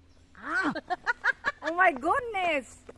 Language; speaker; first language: English; non-native, learner; Cebuano